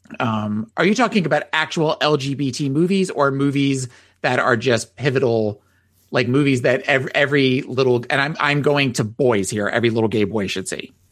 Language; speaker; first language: English; native; English